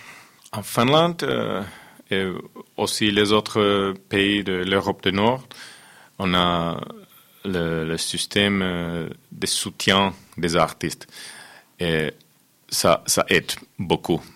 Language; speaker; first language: French; non-native, fluent; Finnish